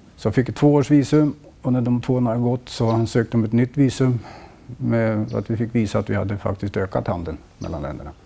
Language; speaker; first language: Swedish; native; Swedish